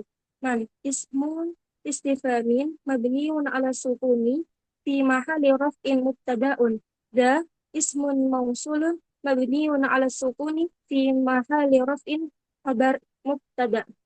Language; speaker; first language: Arabic; non-native, learner; Indonesian